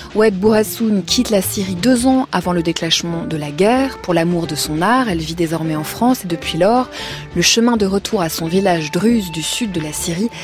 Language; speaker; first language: French; native; French